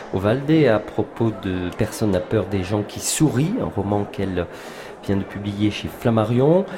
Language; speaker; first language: French; native; French